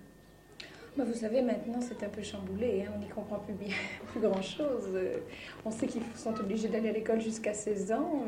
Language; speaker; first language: French; native; French